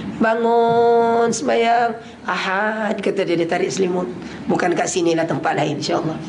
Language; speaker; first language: Malay; non-native, local second language; Central Dusun